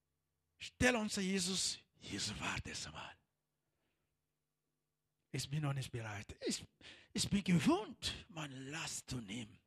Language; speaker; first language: German; non-native, learner; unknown